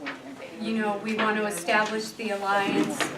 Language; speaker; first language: English; native; English